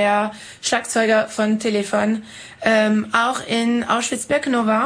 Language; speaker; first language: German; non-native, fluent; French